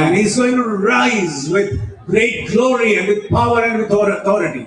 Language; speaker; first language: English; non-native, local second language; Telugu